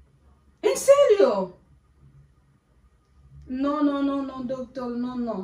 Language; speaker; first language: Spanish; non-native, learner; Haitian Creole